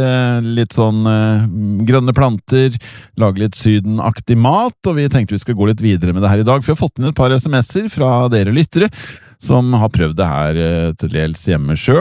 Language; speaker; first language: Norwegian; native; Norwegian